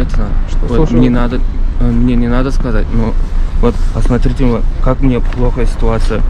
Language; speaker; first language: Russian; non-native, learner; Turkmen